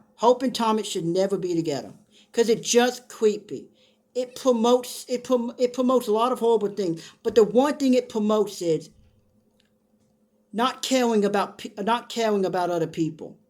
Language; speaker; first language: English; native; English